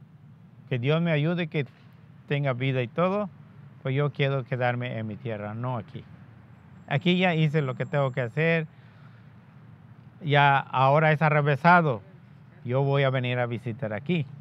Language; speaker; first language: Spanish; non-native, local second language; Yucateco